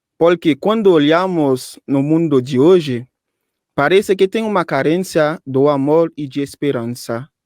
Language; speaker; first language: Portuguese; non-native, fluent; Haitian Creole